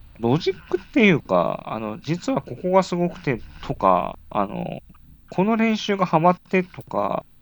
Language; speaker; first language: Japanese; native; Japanese